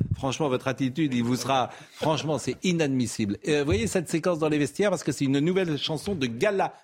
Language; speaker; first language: French; native; French